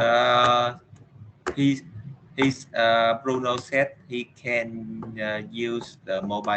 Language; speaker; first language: English; non-native, learner; Vietnamese